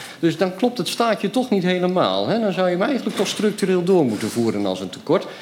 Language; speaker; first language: Dutch; native; Dutch